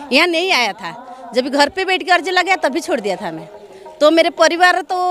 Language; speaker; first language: Hindi; non-native, local second language; Odia